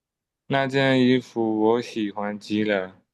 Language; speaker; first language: Chinese; non-native, learner; Burmese